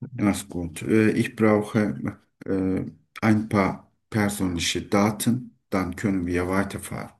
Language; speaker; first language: German; non-native, learner; Turkish